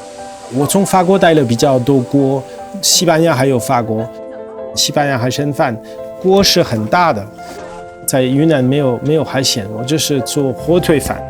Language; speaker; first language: Chinese; non-native, fluent; French